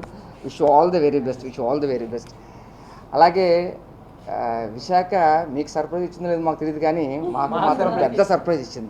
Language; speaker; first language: Telugu; native; Telugu